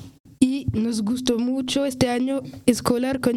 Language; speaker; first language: Spanish; non-native, learner; French